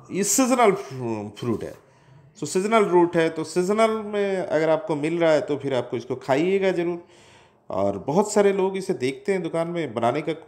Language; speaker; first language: Hindi; non-native, local second language; Odia